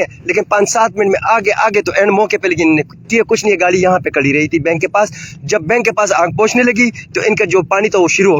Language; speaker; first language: Urdu; native; Urdu